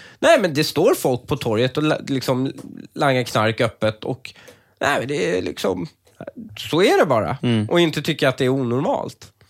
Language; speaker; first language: Swedish; early bilingual, other home language; Persian